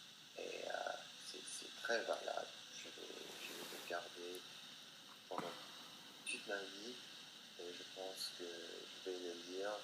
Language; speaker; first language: French; non-native, fluent; English